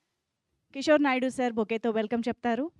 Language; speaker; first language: Telugu; native; Telugu